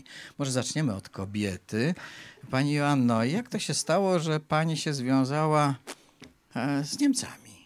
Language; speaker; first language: Polish; native; Polish